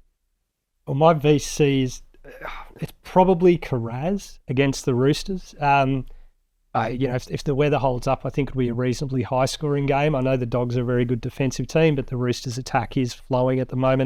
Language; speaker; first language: English; native; English